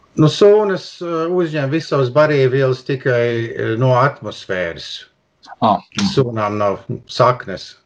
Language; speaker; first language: Latvian; early bilingual, heritage; Latvian